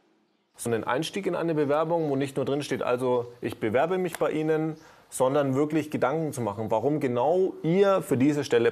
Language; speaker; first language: German; native; German